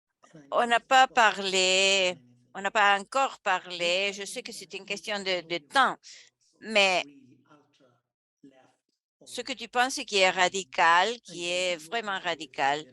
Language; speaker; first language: French; non-native, fluent; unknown